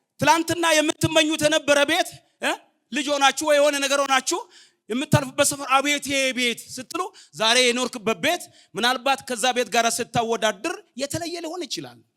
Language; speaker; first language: Amharic; non-native, local second language; Oromo